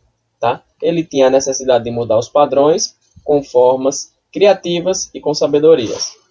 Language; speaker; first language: Portuguese; native; Portuguese